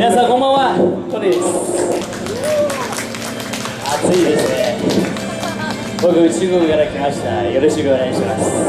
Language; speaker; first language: Japanese; non-native, fluent; Chinese